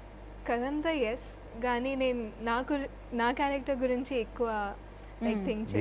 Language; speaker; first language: Telugu; non-native, local second language; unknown